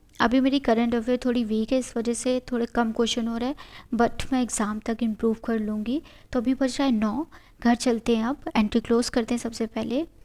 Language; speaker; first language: Hindi; native; Hindi